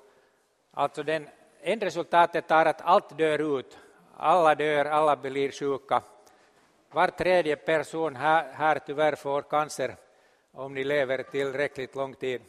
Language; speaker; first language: Swedish; non-native, local second language; Finnish